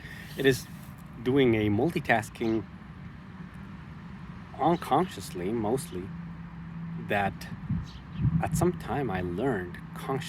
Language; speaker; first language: English; non-native, fluent; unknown